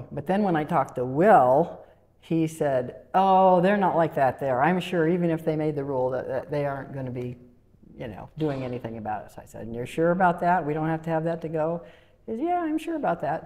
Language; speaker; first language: English; native; English